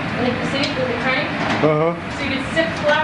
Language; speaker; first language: English; native; English